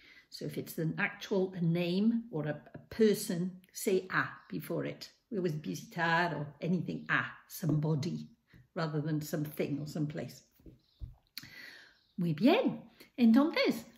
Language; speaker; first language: English; native; English